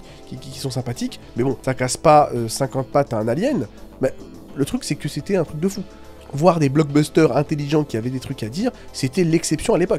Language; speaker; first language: French; native; French